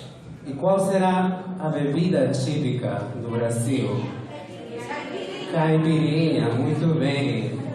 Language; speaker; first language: Portuguese; non-native, fluent; Spanish